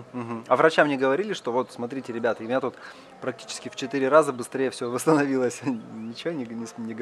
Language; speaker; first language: Russian; native; Russian